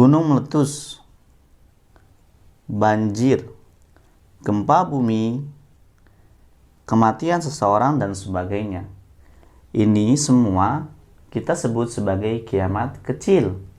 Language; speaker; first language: Indonesian; native; Indonesian